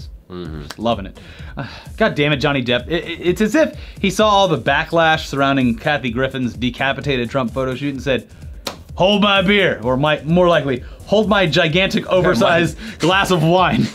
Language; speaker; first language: English; native; English